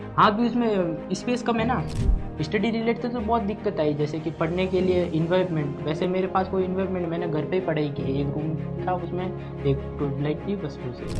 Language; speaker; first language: Hindi; native; Hindi